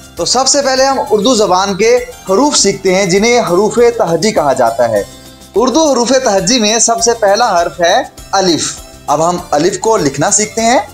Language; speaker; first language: Urdu; native; Urdu